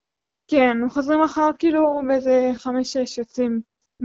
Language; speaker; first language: Hebrew; native; Hebrew